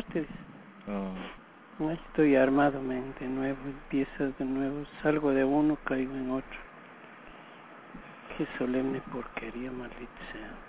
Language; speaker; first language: Spanish; native; Spanish